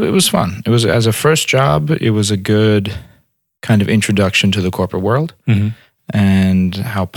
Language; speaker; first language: English; native; English